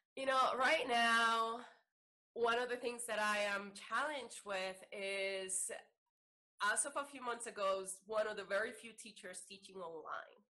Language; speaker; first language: English; non-native, fluent; Spanish